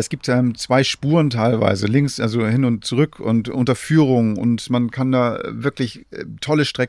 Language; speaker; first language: German; native; German